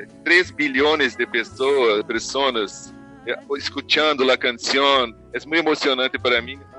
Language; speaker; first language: Spanish; non-native, learner; Portuguese